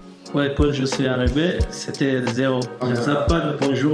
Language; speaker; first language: French; non-native, learner; Bangla